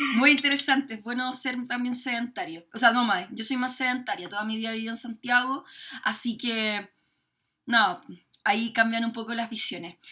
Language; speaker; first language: Spanish; native; Spanish